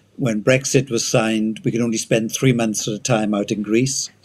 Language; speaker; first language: English; native; English